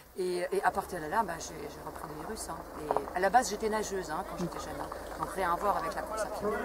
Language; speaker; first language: French; non-native, fluent; German